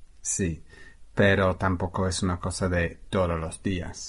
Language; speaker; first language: Spanish; non-native, fluent; English